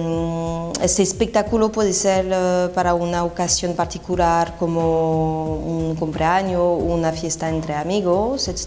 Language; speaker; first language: Spanish; non-native, fluent; French